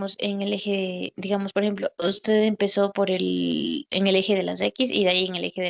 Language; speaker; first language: Spanish; native; Spanish